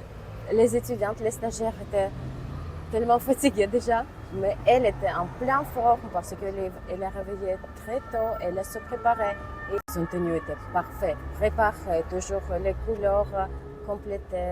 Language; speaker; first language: French; non-native, learner; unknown